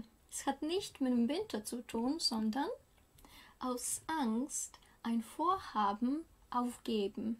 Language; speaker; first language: German; non-native, fluent; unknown